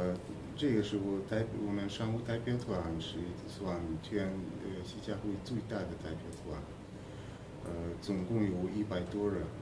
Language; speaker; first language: Chinese; non-native, fluent; Hungarian